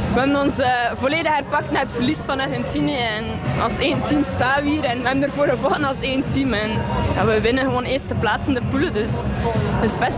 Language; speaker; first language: Dutch; native; Dutch